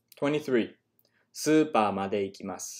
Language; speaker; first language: Japanese; non-native, learner; English